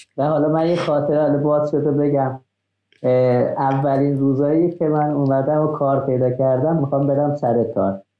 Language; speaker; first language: Persian; non-native, local second language; Azerbaijani